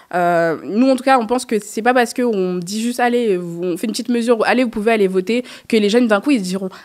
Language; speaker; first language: French; native; French